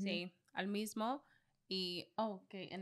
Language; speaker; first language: Spanish; non-native, learner; English